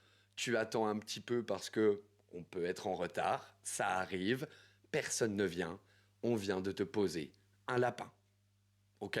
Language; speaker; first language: French; native; French